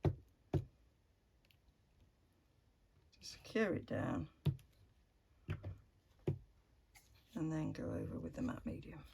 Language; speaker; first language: English; native; English